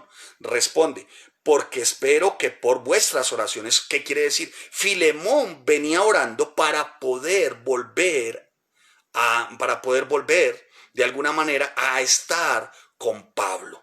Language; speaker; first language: Spanish; native; Spanish